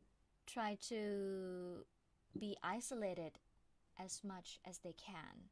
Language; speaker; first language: English; non-native, fluent; Thai